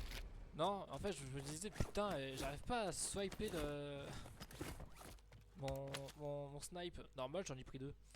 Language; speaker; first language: French; native; French